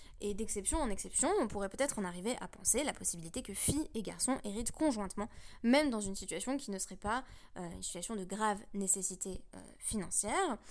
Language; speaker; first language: French; native; French